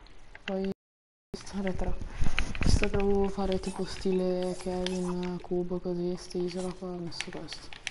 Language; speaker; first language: Italian; native; Italian